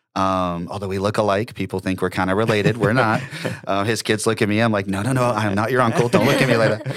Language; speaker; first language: English; native; English